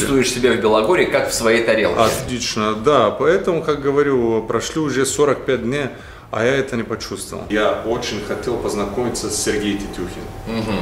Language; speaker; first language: Russian; non-native, learner; Bulgarian